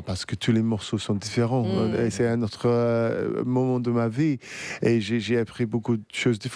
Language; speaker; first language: French; non-native, fluent; English